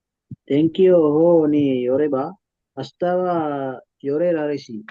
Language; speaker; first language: Japanese; non-native, learner; Sinhala